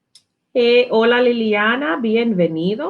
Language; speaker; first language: Spanish; non-native, learner; English